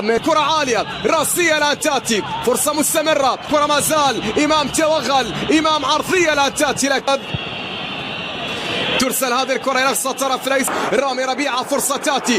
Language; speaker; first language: Arabic; native; Arabic